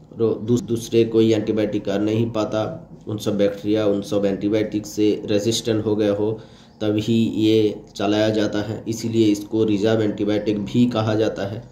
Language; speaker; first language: Hindi; native; Hindi